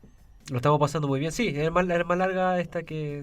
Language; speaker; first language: Spanish; native; Spanish